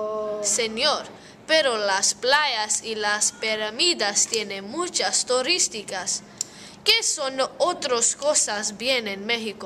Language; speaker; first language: Spanish; non-native, learner; English